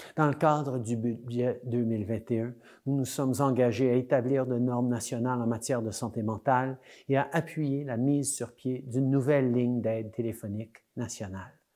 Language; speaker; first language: French; native; French